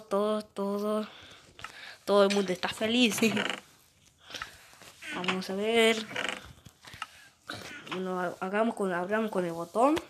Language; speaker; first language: Spanish; native; Spanish